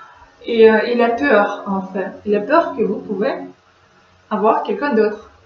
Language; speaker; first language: French; non-native, learner; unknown